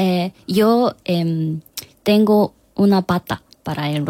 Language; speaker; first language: Spanish; non-native, learner; Korean